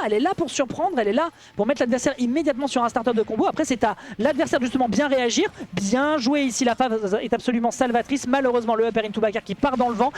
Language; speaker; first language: French; native; French